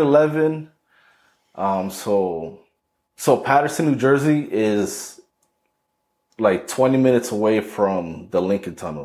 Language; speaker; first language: English; native; English